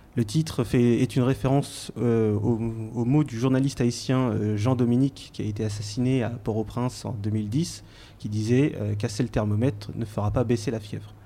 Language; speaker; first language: French; native; French